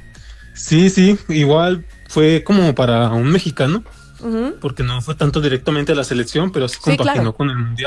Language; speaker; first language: Spanish; native; Spanish